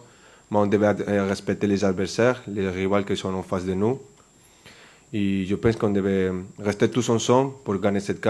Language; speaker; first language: French; non-native, fluent; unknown